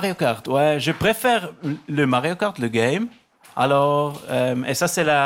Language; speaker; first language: French; non-native, learner; German